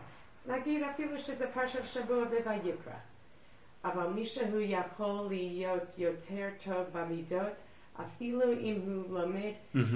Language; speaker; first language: Hebrew; non-native, learner; English